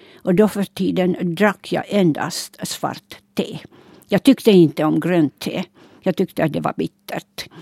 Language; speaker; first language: Swedish; non-native, local second language; Finnish